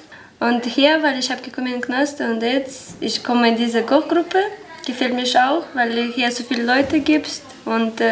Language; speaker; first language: German; non-native, learner; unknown